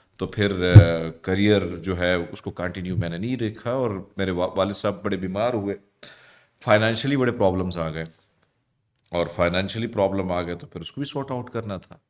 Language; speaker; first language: Urdu; non-native, local second language; Punjabi